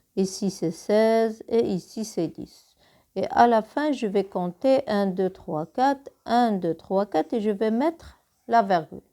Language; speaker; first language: French; non-native, local second language; Arabic